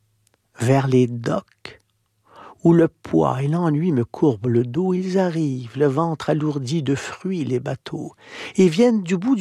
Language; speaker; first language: French; native; French